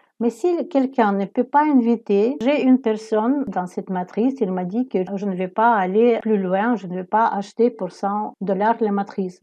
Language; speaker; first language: French; non-native, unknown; Ukrainian